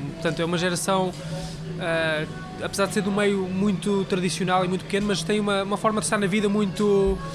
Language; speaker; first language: Portuguese; native; Portuguese